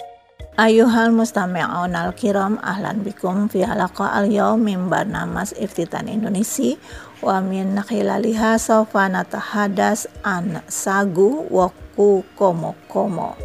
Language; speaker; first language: Arabic; non-native, fluent; Indonesian